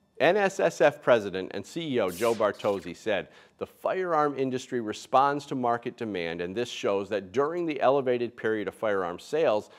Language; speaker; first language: English; native; English